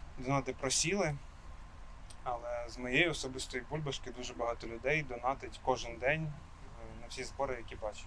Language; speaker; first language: Ukrainian; non-native, local second language; Russian